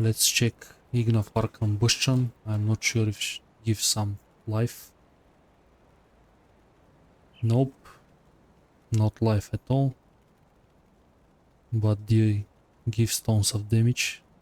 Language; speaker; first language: English; non-native, fluent; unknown